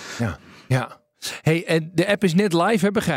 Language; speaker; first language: Dutch; native; Dutch